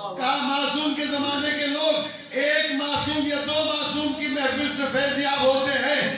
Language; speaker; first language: Urdu; non-native, local second language; Sindhi